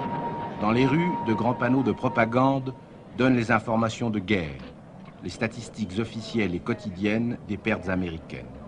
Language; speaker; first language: French; native; French